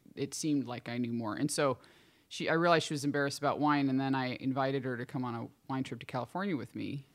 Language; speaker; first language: English; native; English